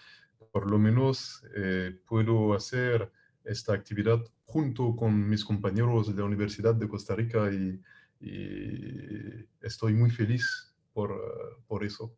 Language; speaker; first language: Spanish; non-native, fluent; French